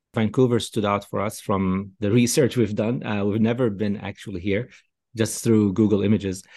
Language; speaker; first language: English; non-native, fluent; Arabic